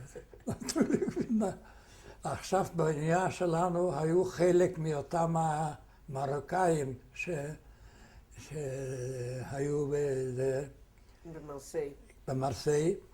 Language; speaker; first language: Hebrew; non-native, fluent; Yiddish